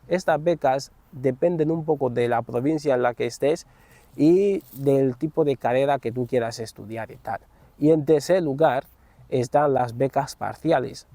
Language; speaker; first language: Spanish; native; Spanish